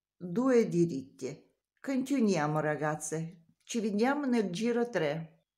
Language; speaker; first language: Italian; non-native, learner; Russian